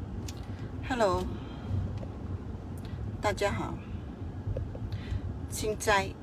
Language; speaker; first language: Chinese; non-native, fluent; Burmese